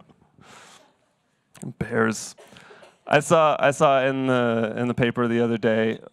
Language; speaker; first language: English; native; English